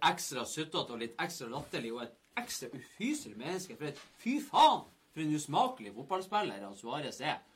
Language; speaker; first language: Norwegian; native; Norwegian